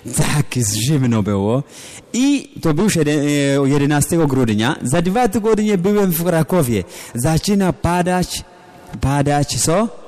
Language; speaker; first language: Polish; non-native, learner; Amharic